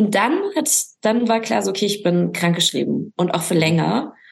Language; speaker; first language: German; native; German